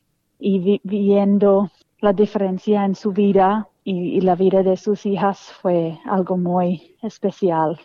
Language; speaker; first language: Spanish; non-native, fluent; English